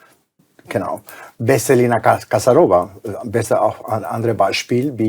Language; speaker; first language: German; non-native, fluent; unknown